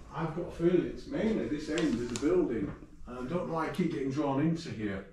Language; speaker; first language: English; native; English